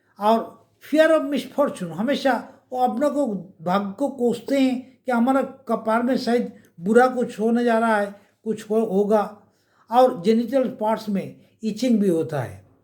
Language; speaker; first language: Hindi; non-native, local second language; Bangla